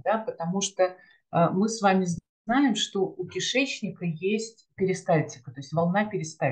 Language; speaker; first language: Russian; native; Russian